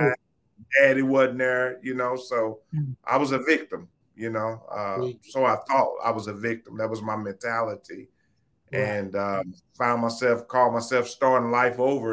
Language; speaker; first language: English; native; English